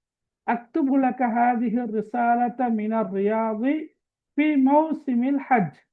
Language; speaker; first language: Arabic; non-native, fluent; Tamil